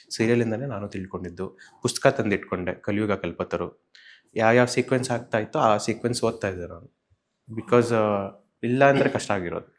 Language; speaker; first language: Kannada; native; Kannada